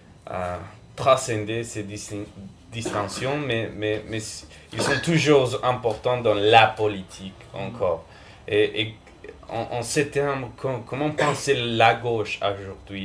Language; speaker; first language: French; non-native, fluent; Spanish